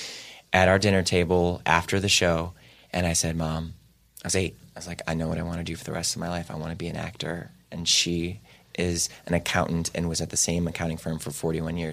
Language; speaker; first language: English; native; English